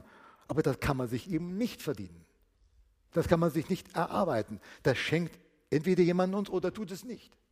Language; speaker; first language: German; native; German